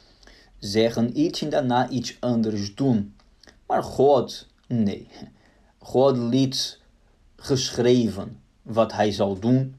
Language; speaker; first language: Dutch; non-native, fluent; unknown